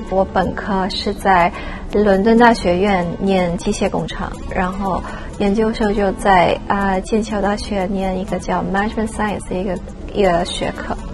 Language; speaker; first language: Chinese; non-native, local second language; Cantonese